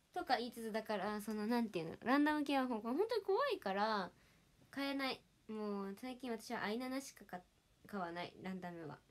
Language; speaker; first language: Japanese; native; Japanese